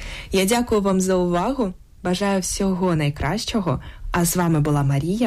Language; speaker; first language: Ukrainian; native; Ukrainian